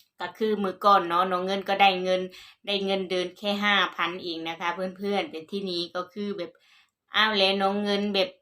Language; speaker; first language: Thai; non-native, local second language; Northeastern Thai